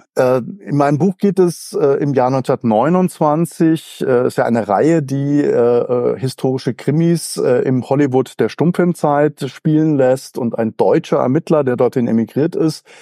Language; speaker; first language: German; native; German